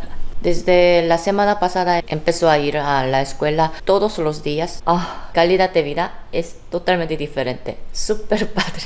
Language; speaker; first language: Spanish; non-native, fluent; Korean